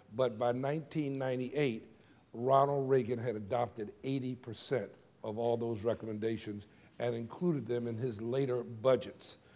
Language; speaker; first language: English; native; English